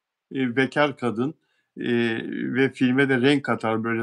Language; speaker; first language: Turkish; native; Turkish